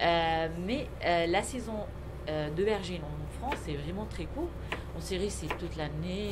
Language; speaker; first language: French; non-native, fluent; Arabic